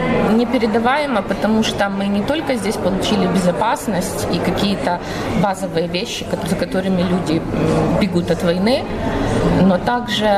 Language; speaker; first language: Russian; native; Russian